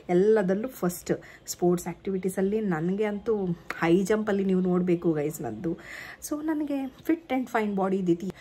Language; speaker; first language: Kannada; native; Kannada